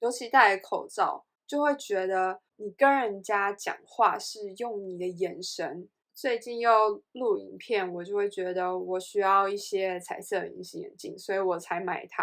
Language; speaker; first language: Chinese; native; Chinese